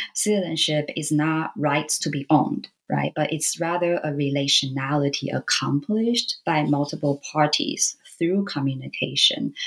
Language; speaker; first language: English; non-native, fluent; Chinese